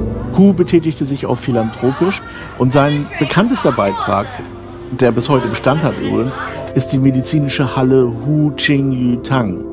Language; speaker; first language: German; native; German